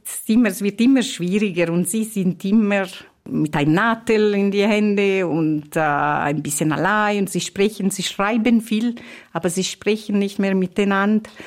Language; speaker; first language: German; non-native, fluent; Italian